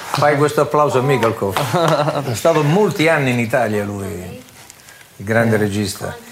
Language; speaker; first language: Italian; native; Italian